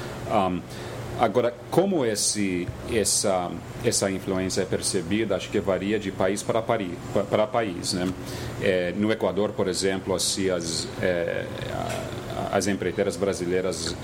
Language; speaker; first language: Portuguese; non-native, fluent; English